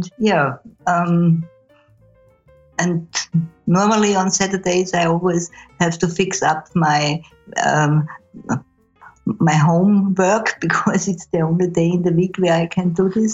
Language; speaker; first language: English; non-native, fluent; German